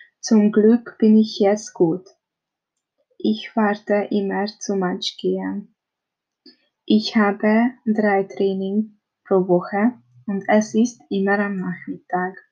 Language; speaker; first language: German; non-native, learner; Hungarian